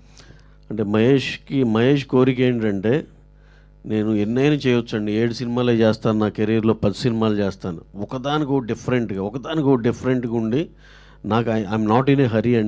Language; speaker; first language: Telugu; native; Telugu